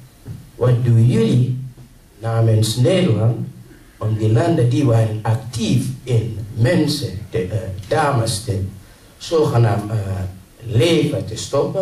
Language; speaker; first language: Dutch; non-native, learner; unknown